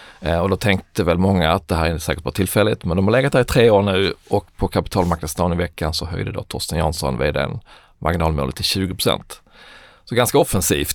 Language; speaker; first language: Swedish; native; Swedish